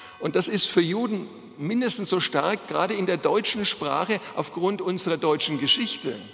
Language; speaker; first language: German; native; German